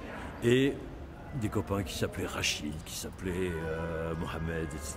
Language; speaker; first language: French; native; French